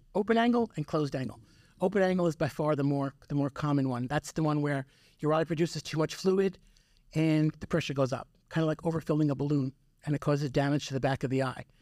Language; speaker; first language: English; native; English